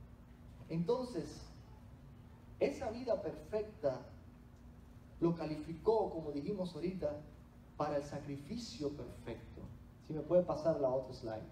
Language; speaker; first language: Spanish; native; Spanish